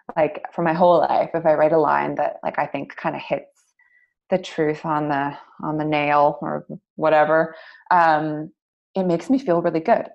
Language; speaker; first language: English; native; English